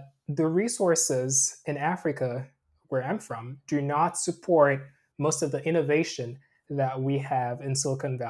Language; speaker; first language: English; non-native, local second language; Krio